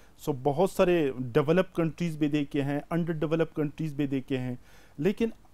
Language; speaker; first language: Urdu; non-native, local second language; Pashto